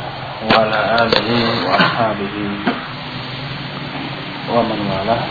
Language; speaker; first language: Arabic; non-native, fluent; Indonesian